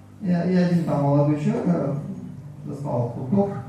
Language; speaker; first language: Russian; native; Russian